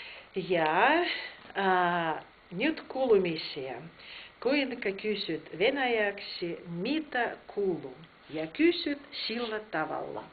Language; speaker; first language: Finnish; non-native, fluent; Russian